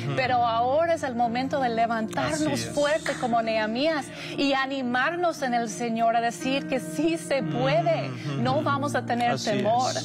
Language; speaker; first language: Spanish; non-native, fluent; English